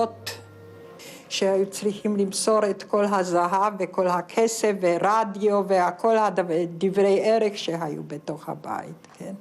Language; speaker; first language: Hebrew; non-native, fluent; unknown